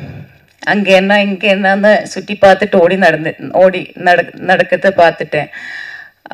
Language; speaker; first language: Tamil; non-native, learner; Malayalam